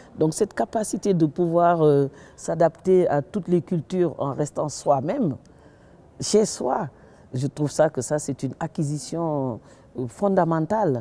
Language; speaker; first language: French; non-native, local second language; Wolof